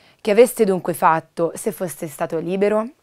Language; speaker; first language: Italian; native; Italian